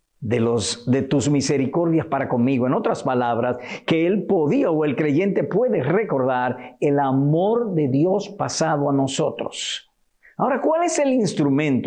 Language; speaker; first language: Spanish; native; Spanish